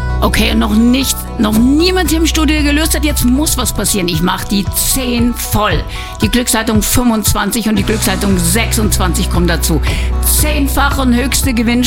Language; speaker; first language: German; native; German